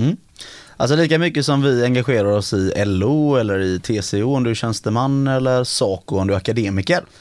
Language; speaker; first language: Swedish; native; Swedish